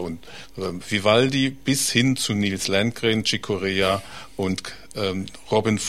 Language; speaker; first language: German; native; German